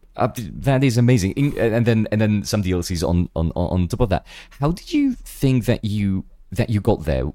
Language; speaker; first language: English; non-native, fluent; Czech